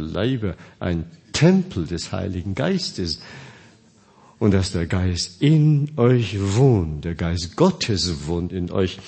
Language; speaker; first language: German; non-native, fluent; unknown